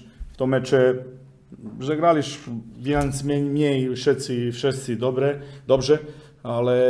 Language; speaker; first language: Polish; non-native, learner; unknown